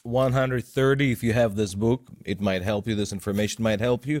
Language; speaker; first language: English; non-native, fluent; Russian